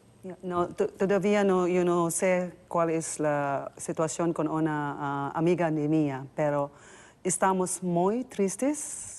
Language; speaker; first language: Spanish; non-native, learner; Filipino